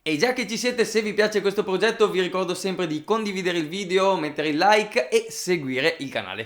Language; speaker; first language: Italian; native; Italian